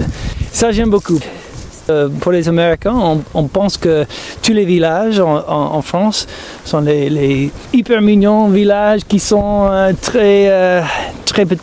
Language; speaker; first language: French; non-native, fluent; English